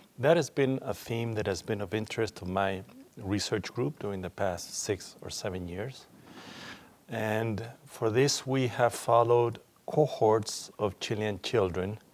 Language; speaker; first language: English; non-native, fluent; Spanish